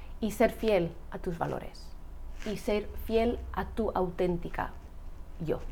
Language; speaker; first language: Spanish; non-native, fluent; English